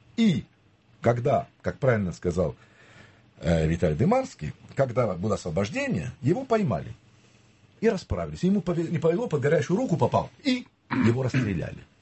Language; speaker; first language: Russian; early bilingual, heritage; Russian